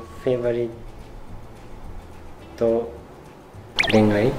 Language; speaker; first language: Japanese; native; Japanese